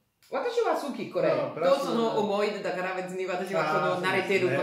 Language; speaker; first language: Japanese; non-native, learner; Italian